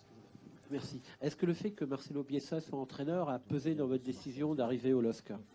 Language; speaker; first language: French; native; French